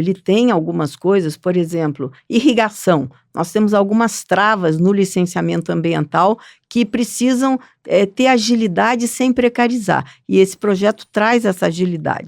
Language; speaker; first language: Portuguese; native; Portuguese